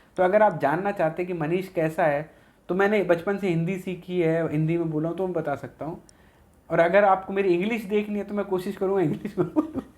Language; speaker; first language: Hindi; non-native, local second language; Haryanvi